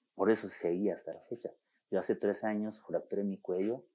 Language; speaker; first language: Spanish; non-native, fluent; Japanese